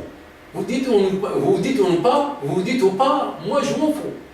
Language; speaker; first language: French; non-native, local second language; Arabic